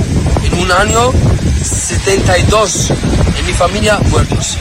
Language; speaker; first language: Spanish; non-native, learner; Arabic